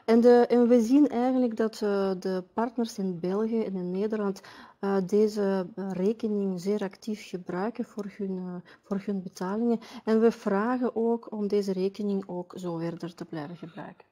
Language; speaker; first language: Dutch; non-native, fluent; Russian